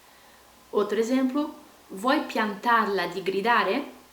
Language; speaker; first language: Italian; non-native, fluent; Portuguese